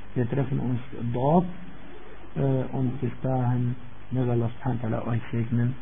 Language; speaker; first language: German; non-native, fluent; Arabic